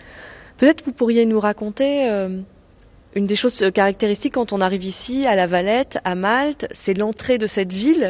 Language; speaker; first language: French; native; French